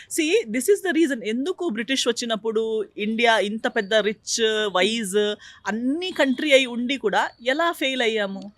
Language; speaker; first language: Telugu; non-native, fluent; Konkani